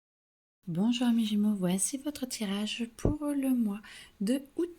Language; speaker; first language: French; native; French